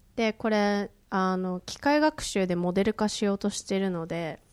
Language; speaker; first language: Japanese; native; Japanese